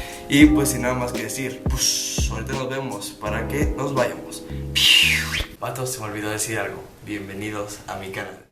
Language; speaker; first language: Spanish; native; Spanish